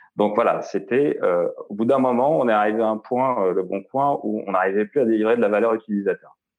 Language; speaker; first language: French; non-native, local second language; Arabic